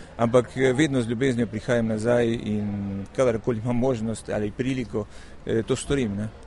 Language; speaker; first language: Slovenian; early bilingual, heritage; Slovenian